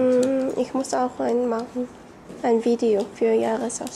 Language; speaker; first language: German; non-native, learner; Korean